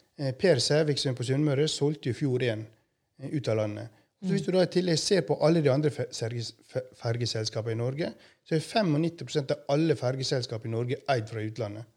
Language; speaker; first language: Norwegian; native; Norwegian